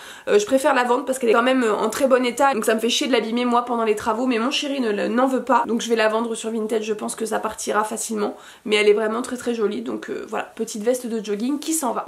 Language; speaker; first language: French; native; French